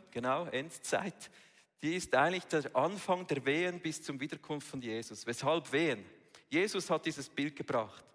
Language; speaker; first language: German; native; German